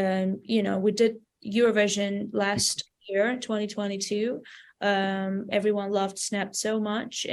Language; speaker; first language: English; non-native, fluent; Armenian